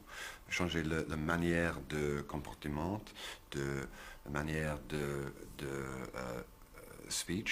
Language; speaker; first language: French; non-native, learner; English